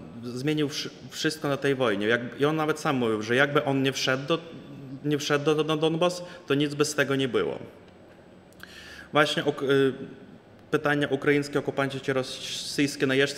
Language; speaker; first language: Polish; non-native, fluent; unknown